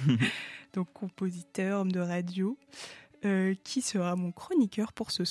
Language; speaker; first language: French; native; French